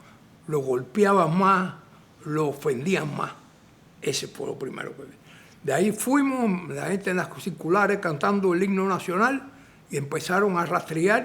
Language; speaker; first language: Spanish; native; Spanish